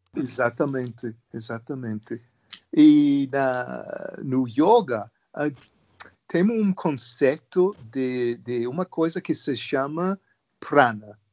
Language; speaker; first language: Portuguese; non-native, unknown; English